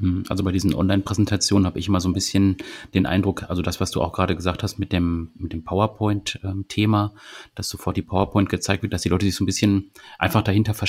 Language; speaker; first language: German; native; German